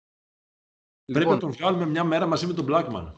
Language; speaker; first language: Greek; native; Greek